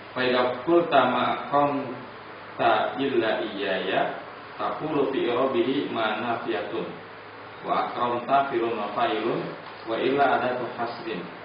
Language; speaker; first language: Arabic; non-native, fluent; Indonesian